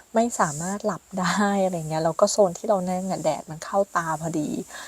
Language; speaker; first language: Thai; native; Thai